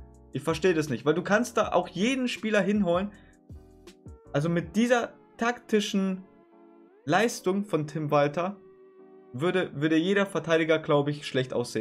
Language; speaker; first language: German; native; German